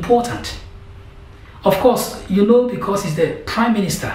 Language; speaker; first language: English; non-native, local second language; Akan